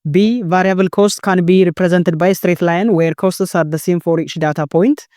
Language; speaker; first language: English; non-native, local second language; Amharic